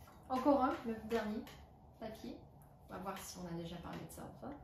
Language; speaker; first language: French; non-native, fluent; Bulgarian